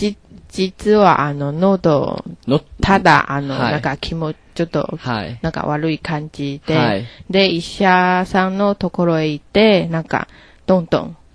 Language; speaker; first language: Japanese; non-native, learner; Chinese